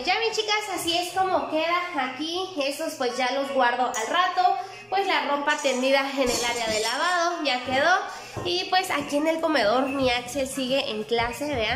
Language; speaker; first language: Spanish; native; Spanish